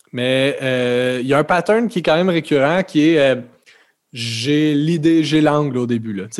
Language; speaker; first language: French; native; French